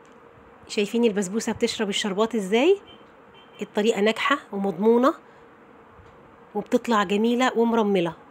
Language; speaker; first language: Arabic; native; Arabic